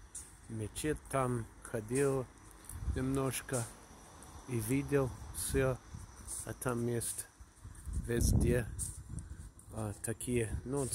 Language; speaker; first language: Russian; non-native, learner; English